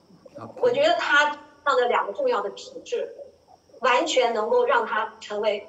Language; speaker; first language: Chinese; native; Chinese